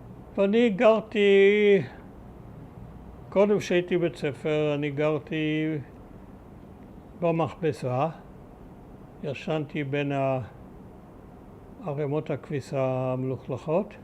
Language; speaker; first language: Hebrew; early bilingual, other home language; German